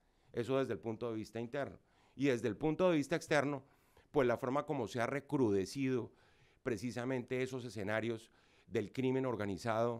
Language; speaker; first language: Spanish; native; Spanish